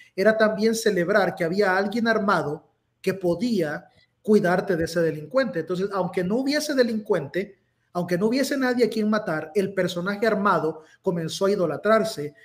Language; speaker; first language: Spanish; native; Spanish